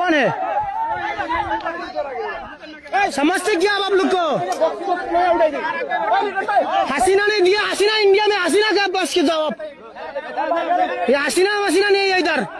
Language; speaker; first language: Hindi; non-native, learner; Bangla